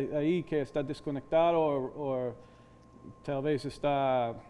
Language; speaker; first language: Spanish; non-native, fluent; English